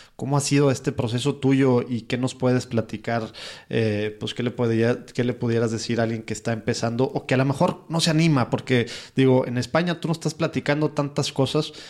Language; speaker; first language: Spanish; native; Spanish